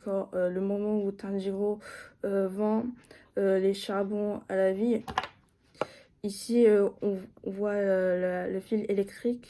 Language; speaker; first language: French; non-native, fluent; Japanese